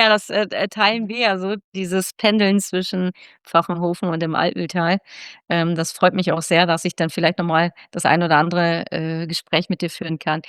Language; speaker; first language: German; native; German